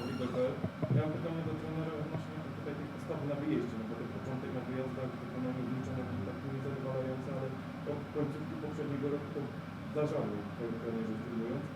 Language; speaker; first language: Polish; native; Polish